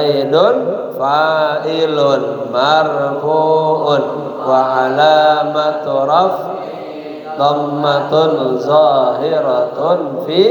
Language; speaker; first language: Arabic; non-native, fluent; Indonesian